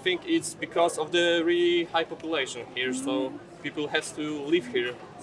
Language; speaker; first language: English; non-native, fluent; Polish